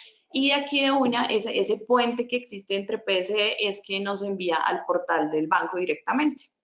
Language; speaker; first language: Spanish; native; Spanish